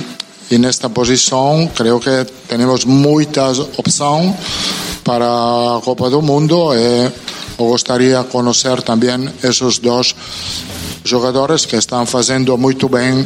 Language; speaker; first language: Portuguese; non-native, learner; Italian